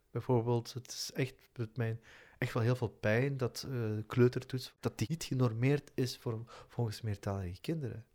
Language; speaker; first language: Dutch; early bilingual, other home language; Turkish